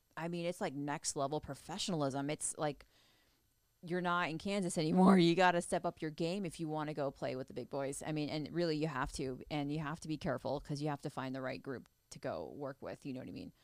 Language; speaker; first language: English; native; English